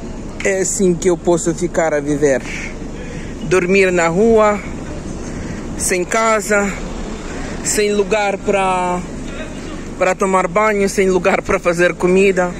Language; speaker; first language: Portuguese; non-native, fluent; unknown